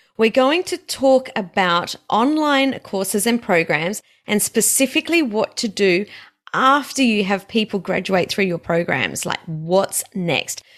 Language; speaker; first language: English; native; English